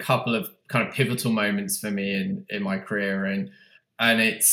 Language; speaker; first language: English; native; English